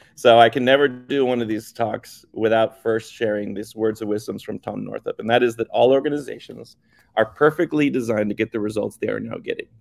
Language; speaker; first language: English; native; English